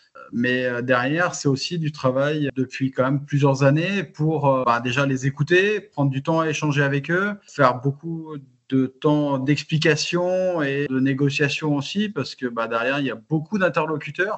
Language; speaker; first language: French; native; French